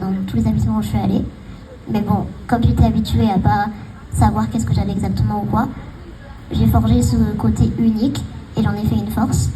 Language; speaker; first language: French; native; French